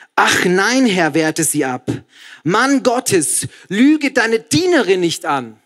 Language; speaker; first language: German; native; German